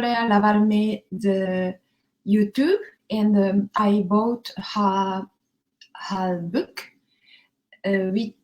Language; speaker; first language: English; non-native, learner; Japanese